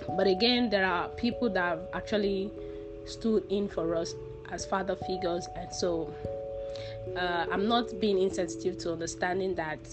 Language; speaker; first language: English; non-native, local second language; Yoruba